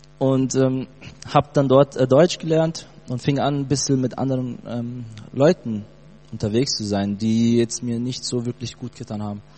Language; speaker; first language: German; early bilingual, other home language; Portuguese